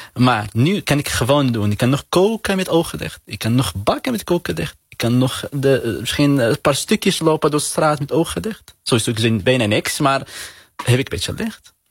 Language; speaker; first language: Dutch; non-native, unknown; Arabic